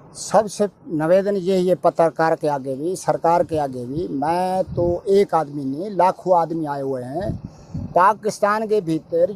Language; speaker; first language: Urdu; non-native, local second language; Punjabi